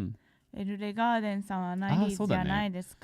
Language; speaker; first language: Japanese; native; Japanese